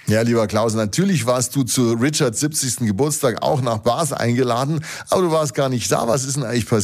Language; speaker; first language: German; native; German